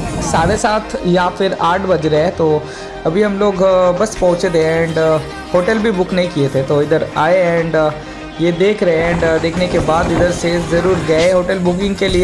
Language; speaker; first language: Hindi; non-native, local second language; Bangla